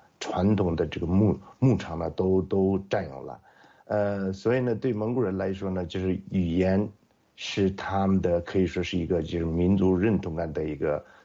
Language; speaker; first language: Chinese; non-native, local second language; Mongolian